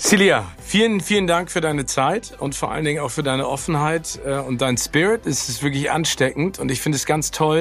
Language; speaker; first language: German; native; German